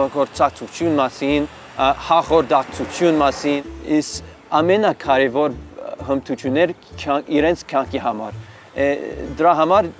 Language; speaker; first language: Armenian; non-native, learner; English